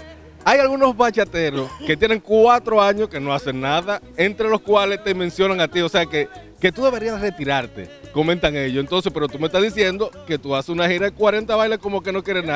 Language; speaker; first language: Spanish; native; Spanish